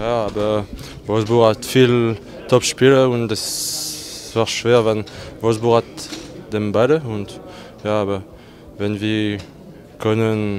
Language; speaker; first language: German; non-native, learner; French